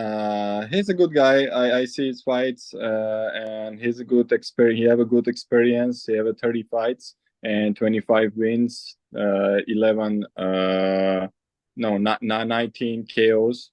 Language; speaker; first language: English; non-native, learner; Armenian